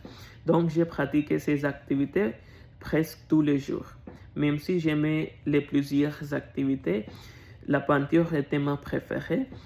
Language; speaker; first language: French; non-native, learner; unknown